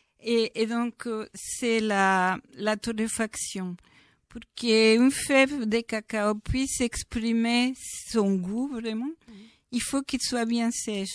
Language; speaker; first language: French; non-native, fluent; Spanish